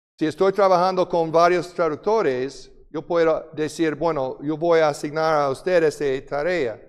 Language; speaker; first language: Spanish; non-native, fluent; English